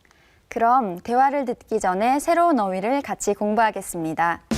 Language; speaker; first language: Korean; native; Korean